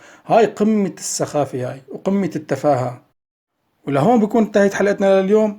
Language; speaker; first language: Arabic; native; Arabic